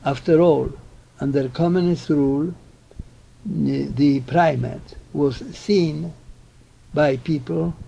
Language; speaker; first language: English; non-native, fluent; Polish